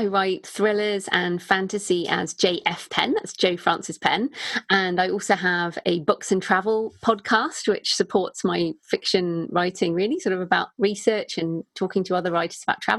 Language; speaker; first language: English; native; English